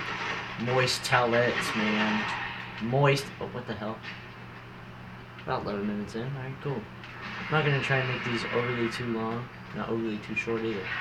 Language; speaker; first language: English; native; English